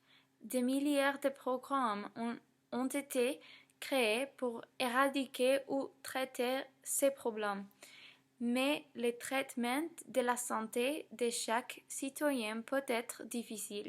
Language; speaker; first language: French; non-native, learner; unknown